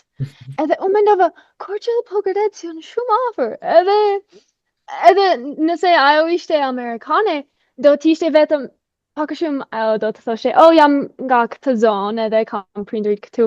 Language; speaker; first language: Albanian; non-native, fluent; English